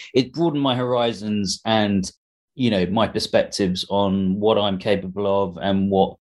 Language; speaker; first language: English; early bilingual, other home language; Hindi